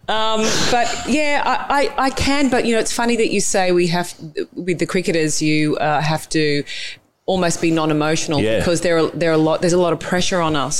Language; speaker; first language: English; native; English